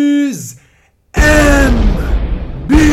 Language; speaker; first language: English; non-native, fluent; Persian